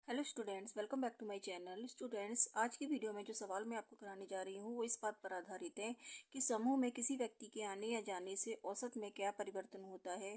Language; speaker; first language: Hindi; native; Hindi